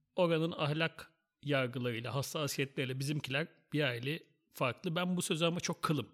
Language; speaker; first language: Turkish; native; Turkish